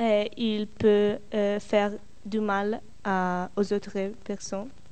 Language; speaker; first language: French; non-native, learner; Italian